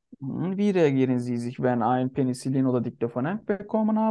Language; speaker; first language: German; non-native, learner; Turkish